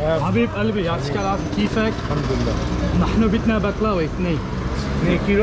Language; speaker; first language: Arabic; non-native, fluent; Turkish